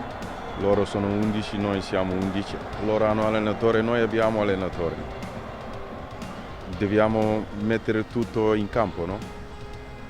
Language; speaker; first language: Italian; non-native, fluent; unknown